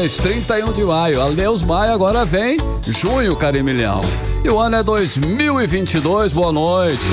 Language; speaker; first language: Portuguese; native; Portuguese